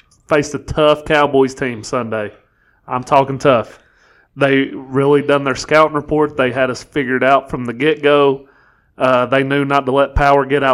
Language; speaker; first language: English; native; English